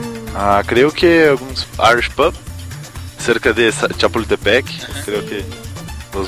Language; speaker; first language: Spanish; non-native, learner; Portuguese